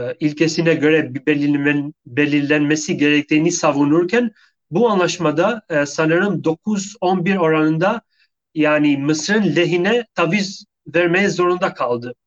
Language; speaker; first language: Turkish; non-native, fluent; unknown